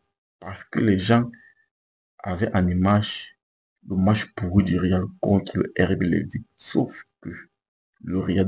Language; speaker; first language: French; native; French